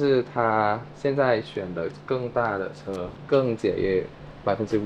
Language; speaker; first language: Chinese; non-native, fluent; Thai